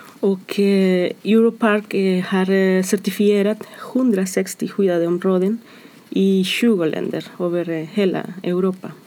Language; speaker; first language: Swedish; non-native, fluent; Spanish